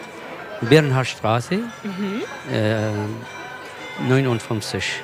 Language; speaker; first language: German; non-native, learner; Kurdish